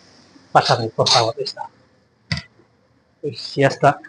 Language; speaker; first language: Spanish; non-native, learner; Filipino